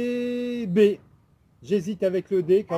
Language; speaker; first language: French; native; French